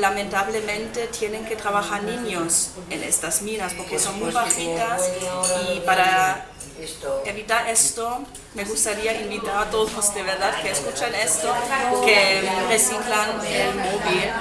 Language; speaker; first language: Spanish; non-native, fluent; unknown